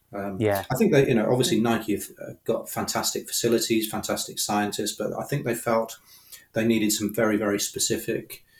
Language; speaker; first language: English; native; English